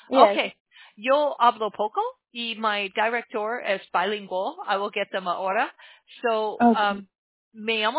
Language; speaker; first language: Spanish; non-native, learner; English